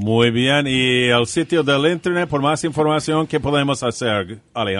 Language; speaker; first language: Spanish; non-native, fluent; English